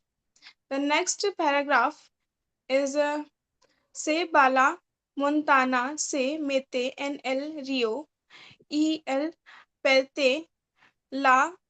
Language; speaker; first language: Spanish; non-native, learner; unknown